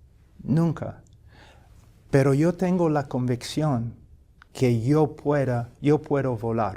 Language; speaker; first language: Spanish; non-native, fluent; English